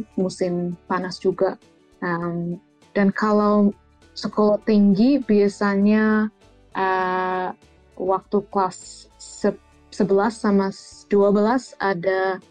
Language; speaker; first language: Indonesian; early bilingual, heritage; Indonesian